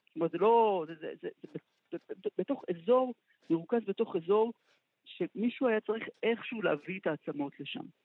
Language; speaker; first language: Hebrew; native; Hebrew